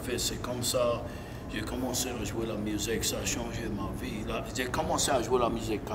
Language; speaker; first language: French; non-native, local second language; English